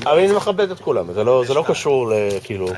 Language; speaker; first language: Hebrew; non-native, fluent; English